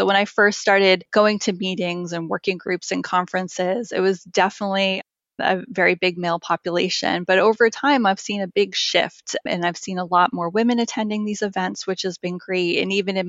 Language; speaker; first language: English; native; English